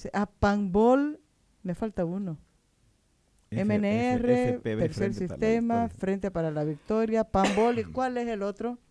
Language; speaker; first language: Spanish; native; Spanish